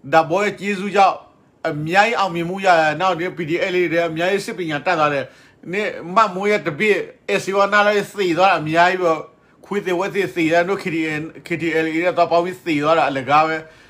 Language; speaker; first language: Burmese; non-native, local second language; S'gaw Karen